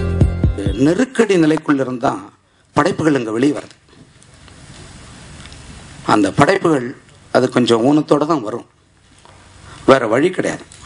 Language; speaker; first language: Tamil; native; Tamil